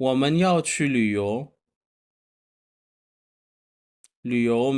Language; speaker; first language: Chinese; non-native, fluent; Urdu